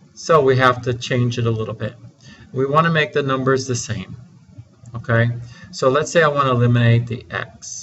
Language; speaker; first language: English; native; English